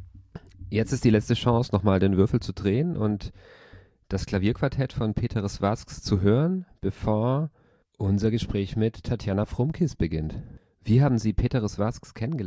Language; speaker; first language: German; native; German